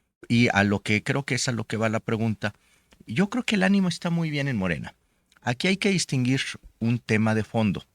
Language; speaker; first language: Spanish; native; Spanish